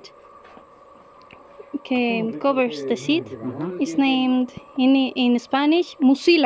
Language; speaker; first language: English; non-native, learner; Spanish